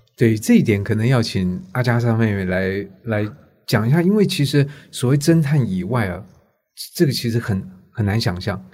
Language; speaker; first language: Chinese; native; Chinese